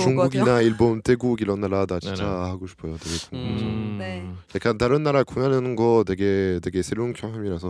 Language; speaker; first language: Korean; non-native, learner; French